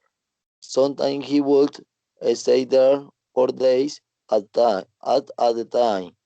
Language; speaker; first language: English; non-native, learner; Spanish